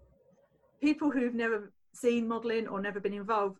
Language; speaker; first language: English; native; English